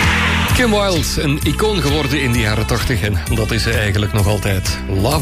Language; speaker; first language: Dutch; native; Dutch